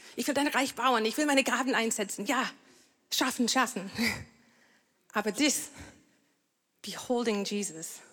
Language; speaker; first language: German; non-native, fluent; English